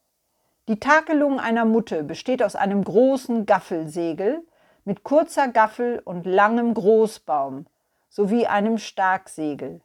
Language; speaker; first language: German; native; German